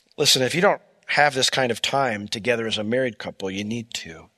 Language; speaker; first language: English; native; English